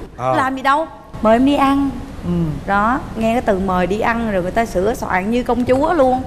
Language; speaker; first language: Vietnamese; native; Vietnamese